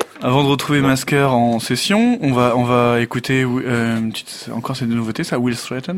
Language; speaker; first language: French; native; French